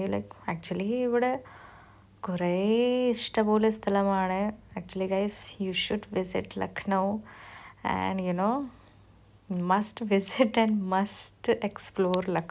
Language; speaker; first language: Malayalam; non-native, learner; Hindi